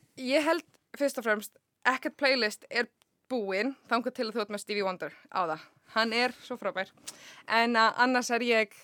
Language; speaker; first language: Icelandic; non-native, fluent; English